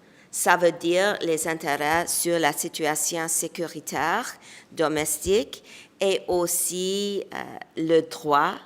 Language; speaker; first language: French; non-native, local second language; English